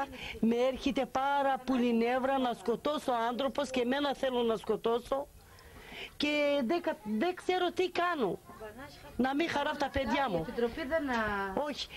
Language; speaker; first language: Greek; non-native, local second language; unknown